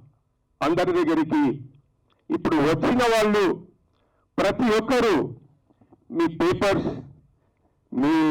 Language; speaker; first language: Telugu; native; Telugu